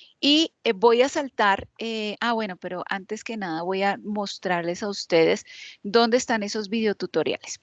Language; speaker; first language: Spanish; native; Spanish